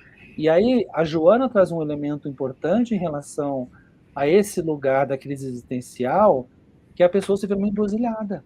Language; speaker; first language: Portuguese; native; Portuguese